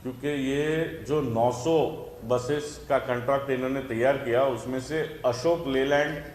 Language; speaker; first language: Hindi; non-native, local second language; Marathi